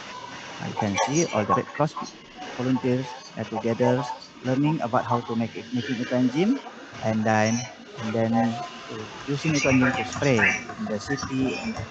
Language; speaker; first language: English; non-native, learner; Indonesian